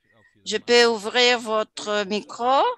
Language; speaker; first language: French; non-native, fluent; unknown